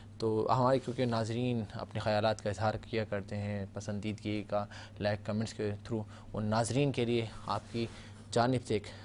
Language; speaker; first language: Urdu; native; Urdu